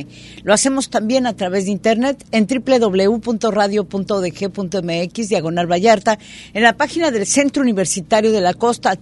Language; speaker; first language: Spanish; native; Spanish